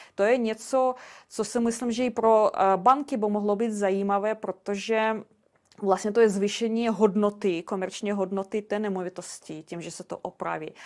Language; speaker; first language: Czech; non-native, fluent; Russian